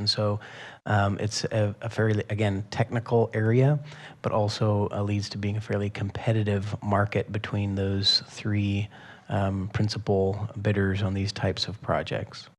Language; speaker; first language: English; native; English